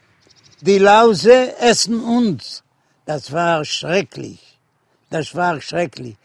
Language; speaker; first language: German; non-native, fluent; Yiddish